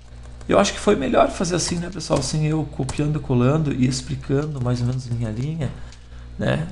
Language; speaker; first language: Portuguese; native; Portuguese